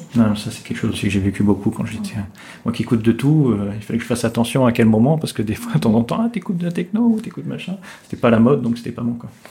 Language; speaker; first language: French; native; French